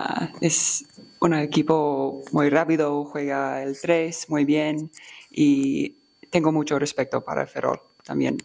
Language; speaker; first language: Spanish; non-native, learner; English